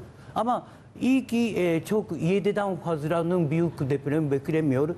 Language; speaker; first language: Turkish; non-native, learner; Japanese